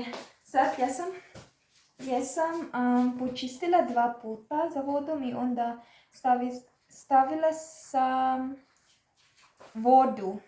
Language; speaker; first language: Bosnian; non-native, learner; Filipino